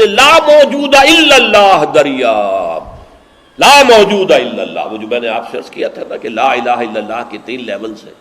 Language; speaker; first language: Urdu; native; Urdu